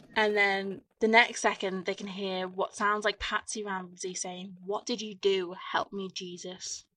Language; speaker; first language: English; native; English